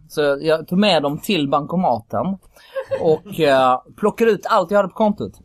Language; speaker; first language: Swedish; early bilingual, other home language; Kurdish